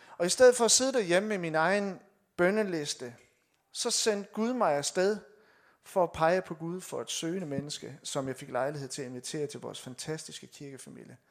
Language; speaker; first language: Danish; native; Danish